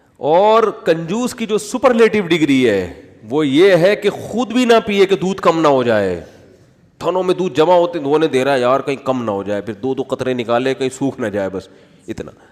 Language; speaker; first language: Urdu; native; Urdu